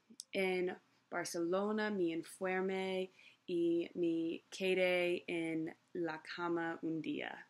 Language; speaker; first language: Spanish; non-native, learner; English